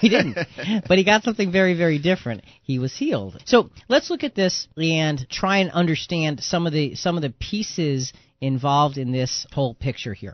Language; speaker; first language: English; native; English